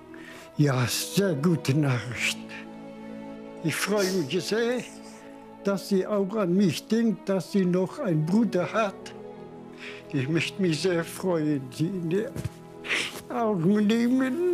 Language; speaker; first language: German; non-native, fluent; Polish